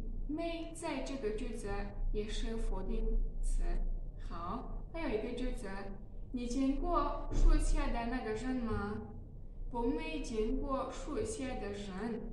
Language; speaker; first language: Chinese; non-native, learner; Tajik